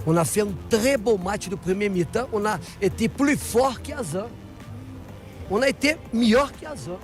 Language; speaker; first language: French; non-native, fluent; Portuguese